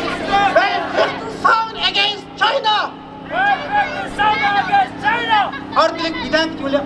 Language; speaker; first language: Dutch; non-native, fluent; Uyghur